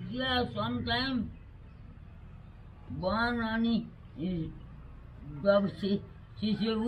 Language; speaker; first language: English; non-native, learner; Nepali